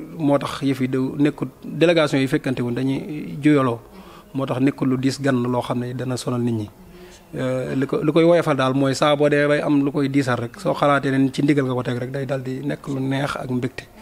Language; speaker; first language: Wolof; native; Wolof